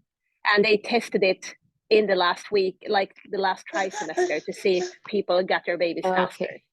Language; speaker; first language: English; non-native, fluent; Swedish